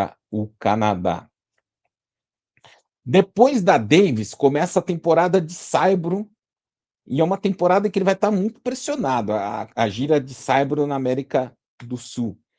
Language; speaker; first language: Portuguese; native; Portuguese